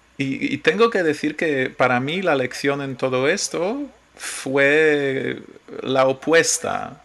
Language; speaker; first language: Spanish; non-native, fluent; Polish